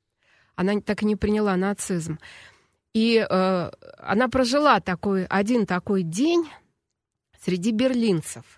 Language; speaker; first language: Russian; native; Russian